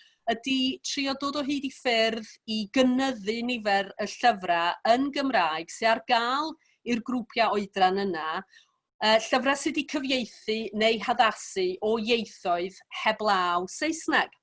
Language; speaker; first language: Welsh; native; Welsh